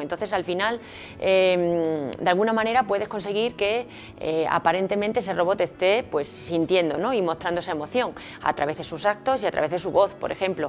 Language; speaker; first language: Spanish; native; Spanish